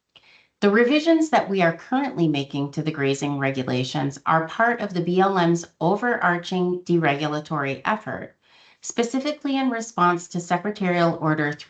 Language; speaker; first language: English; native; English